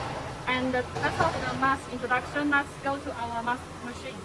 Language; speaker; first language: English; non-native, learner; Chinese